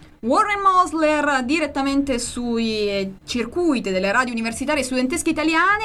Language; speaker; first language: Italian; native; Italian